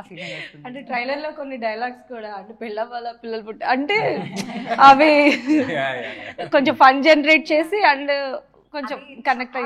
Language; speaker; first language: Telugu; native; Telugu